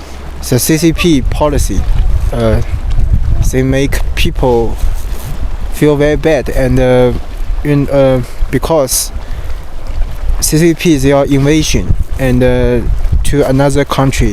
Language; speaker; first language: English; non-native, learner; Chinese